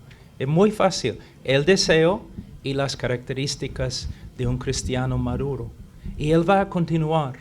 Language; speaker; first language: Spanish; non-native, fluent; English